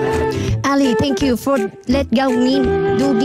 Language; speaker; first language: English; non-native, learner; Vietnamese